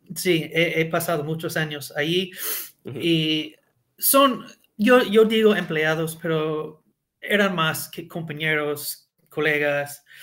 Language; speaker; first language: Spanish; non-native, learner; English